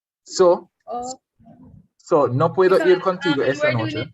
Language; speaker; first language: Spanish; non-native, fluent; English